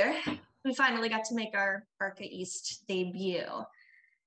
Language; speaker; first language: English; native; English